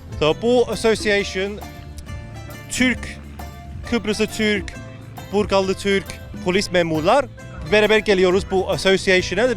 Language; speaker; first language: Turkish; early bilingual, heritage; Turkish